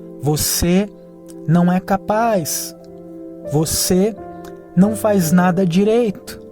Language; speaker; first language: Portuguese; native; Portuguese